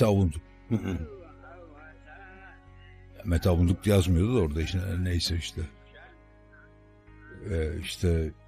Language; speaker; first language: Turkish; native; Turkish